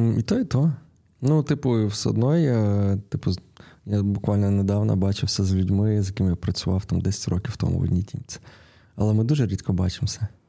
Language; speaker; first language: Ukrainian; non-native, local second language; Russian